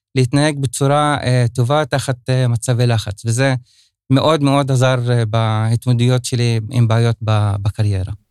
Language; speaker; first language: Hebrew; non-native, local second language; Arabic